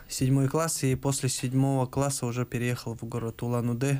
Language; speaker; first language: Russian; native; Russian